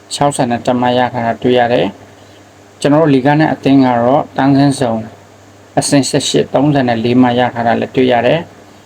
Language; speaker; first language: Burmese; native; Burmese